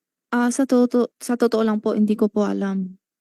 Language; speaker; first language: Filipino; non-native, local second language; Chinese